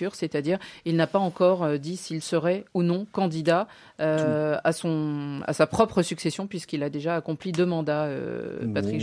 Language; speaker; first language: French; native; French